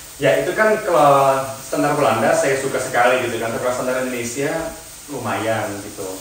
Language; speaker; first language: Indonesian; non-native, fluent; Dutch